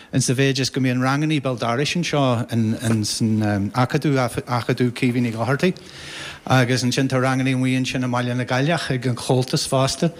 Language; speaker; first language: Irish; native; Irish